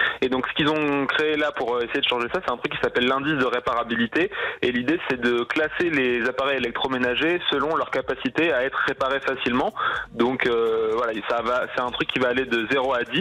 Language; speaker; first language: French; native; French